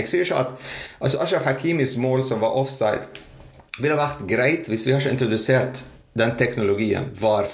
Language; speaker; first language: Norwegian; non-native, fluent; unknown